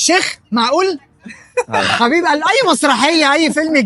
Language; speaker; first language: Arabic; native; Arabic